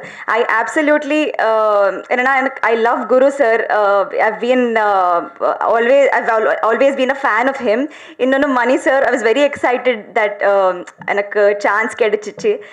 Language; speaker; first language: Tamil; non-native, learner; Telugu